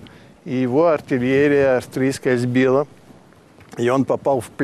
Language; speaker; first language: Russian; early bilingual, heritage; Russian